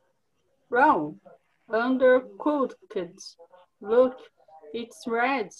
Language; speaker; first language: English; non-native, learner; Portuguese